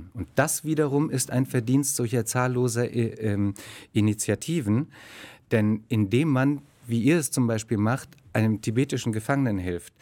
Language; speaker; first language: German; native; German